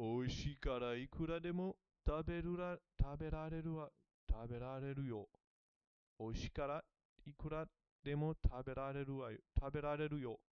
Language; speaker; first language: Japanese; non-native, learner; English